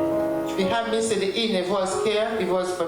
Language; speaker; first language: Danish; non-native, learner; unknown